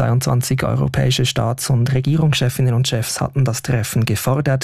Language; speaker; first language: German; native; German